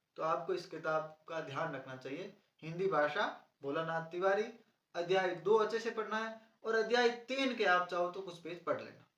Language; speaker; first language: Hindi; native; Hindi